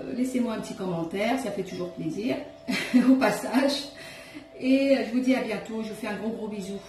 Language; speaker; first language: French; non-native, local second language; Arabic